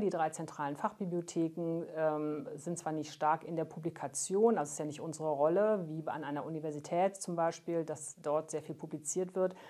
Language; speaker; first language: German; native; German